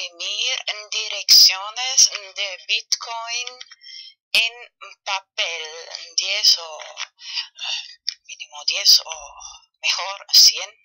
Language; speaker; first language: Spanish; non-native, fluent; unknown